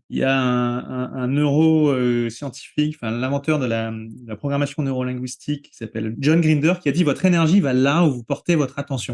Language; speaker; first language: French; native; French